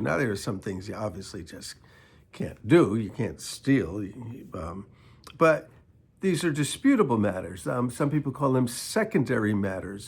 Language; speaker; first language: English; native; English